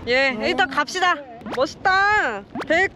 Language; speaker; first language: Korean; native; Korean